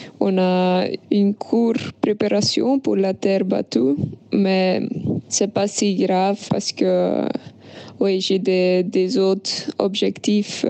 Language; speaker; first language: French; non-native, local second language; Dutch